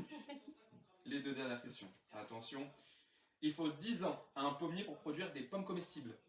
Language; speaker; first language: French; native; French